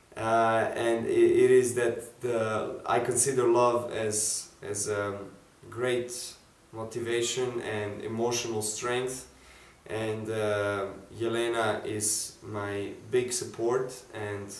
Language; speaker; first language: English; non-native, fluent; Serbian